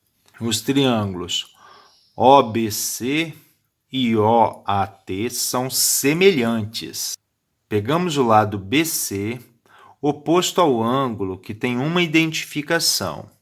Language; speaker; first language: Portuguese; native; Portuguese